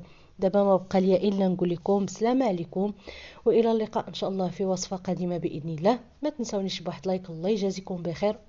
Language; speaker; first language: Arabic; native; Arabic